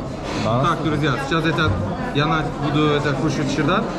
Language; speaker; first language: Russian; non-native, learner; Turkish